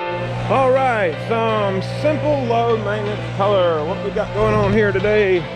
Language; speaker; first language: English; native; English